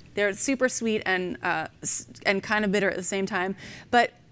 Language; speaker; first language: English; native; English